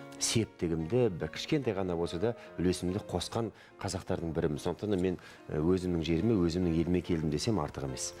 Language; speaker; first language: Kazakh; native; Kazakh